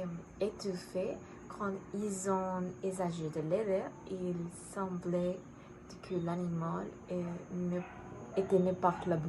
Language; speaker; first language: French; non-native, learner; Spanish